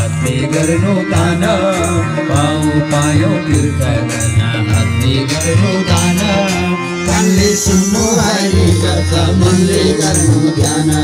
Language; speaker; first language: Nepali; native; Nepali